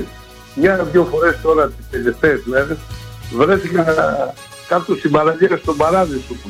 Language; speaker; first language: Greek; native; Greek